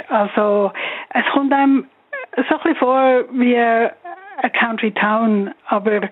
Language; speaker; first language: German; native; German